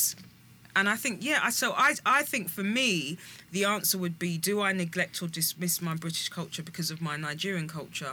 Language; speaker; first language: English; native; English